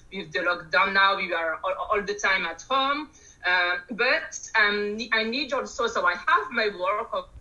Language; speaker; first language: English; non-native, learner; Malagasy